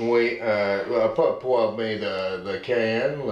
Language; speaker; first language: French; non-native, learner; English